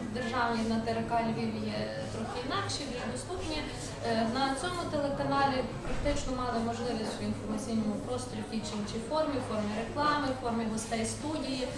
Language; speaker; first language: Ukrainian; native; Ukrainian